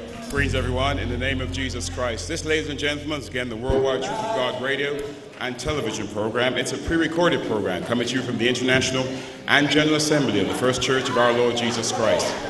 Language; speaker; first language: English; native; English